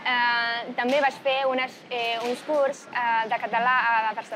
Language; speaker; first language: Catalan; non-native, learner; Chinese